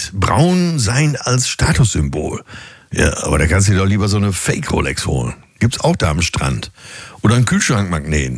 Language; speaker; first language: German; native; German